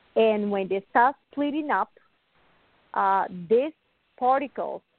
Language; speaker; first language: English; non-native, fluent; Bulgarian